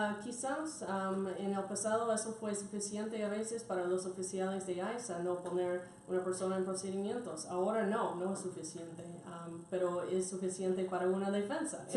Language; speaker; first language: Spanish; non-native, fluent; English